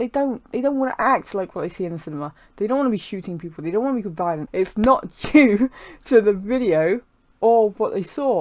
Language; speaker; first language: English; native; English